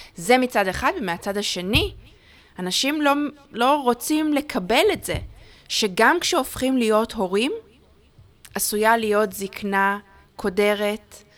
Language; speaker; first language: Hebrew; native; Hebrew